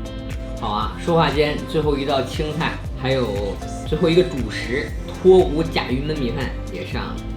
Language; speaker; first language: Chinese; native; Chinese